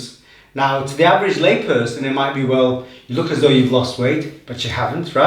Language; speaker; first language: English; native; English